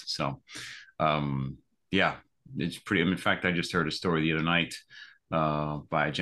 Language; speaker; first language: English; native; English